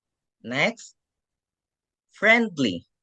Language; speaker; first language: English; non-native, fluent; Indonesian